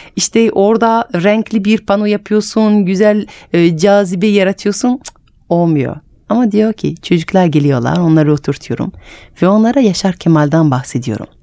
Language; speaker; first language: Turkish; non-native, fluent; French